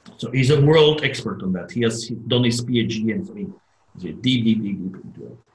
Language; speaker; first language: English; non-native, fluent; Dutch